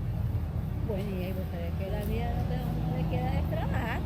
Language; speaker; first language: Spanish; native; Spanish